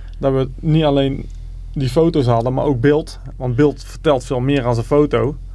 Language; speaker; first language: Dutch; native; Dutch